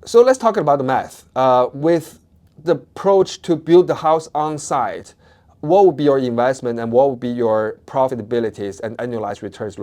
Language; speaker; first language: English; non-native, fluent; Chinese